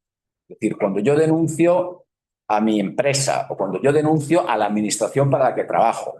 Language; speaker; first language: Spanish; native; Spanish